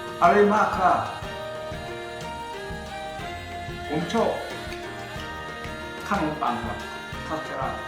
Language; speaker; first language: Thai; non-native, learner; Korean